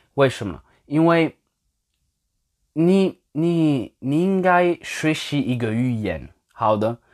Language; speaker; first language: Chinese; non-native, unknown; French